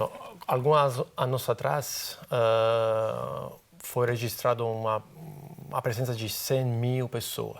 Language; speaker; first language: Portuguese; non-native, fluent; Italian